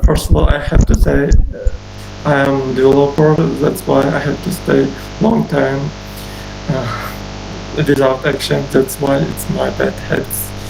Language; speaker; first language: English; non-native, learner; Uzbek